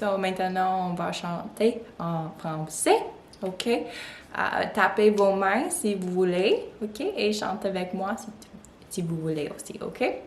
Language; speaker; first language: French; non-native, local second language; English